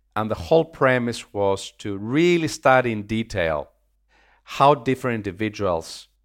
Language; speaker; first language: English; non-native, fluent; Greek